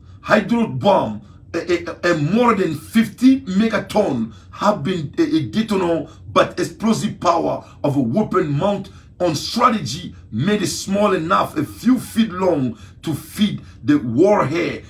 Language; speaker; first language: English; non-native, learner; Bambara